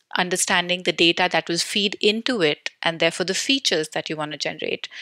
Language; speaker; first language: English; non-native, local second language; Hindi